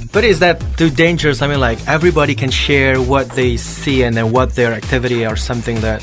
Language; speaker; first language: English; non-native, fluent; Javanese